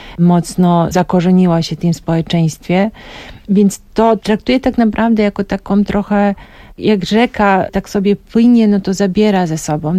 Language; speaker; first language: Polish; non-native, fluent; Serbian